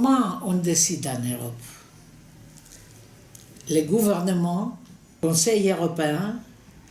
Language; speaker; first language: French; non-native, fluent; Greek